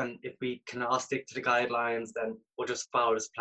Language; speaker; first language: English; native; English